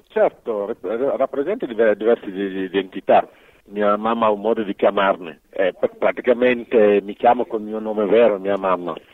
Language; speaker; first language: Italian; non-native, fluent; Wolof